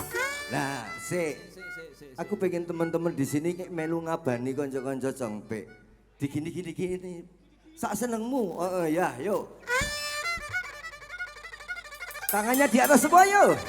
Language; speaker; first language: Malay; non-native, local second language; Javanese